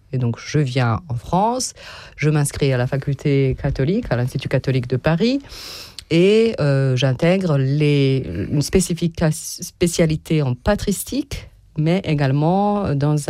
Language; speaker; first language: French; non-native, fluent; Serbian